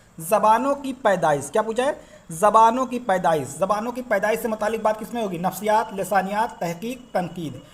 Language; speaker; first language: Hindi; native; Hindi